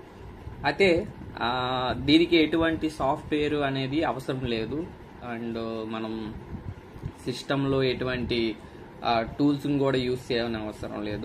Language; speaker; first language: Telugu; native; Telugu